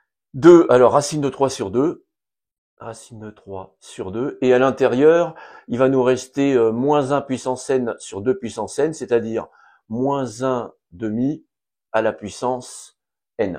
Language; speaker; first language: French; native; French